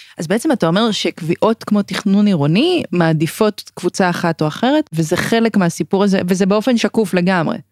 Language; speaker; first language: Hebrew; native; Hebrew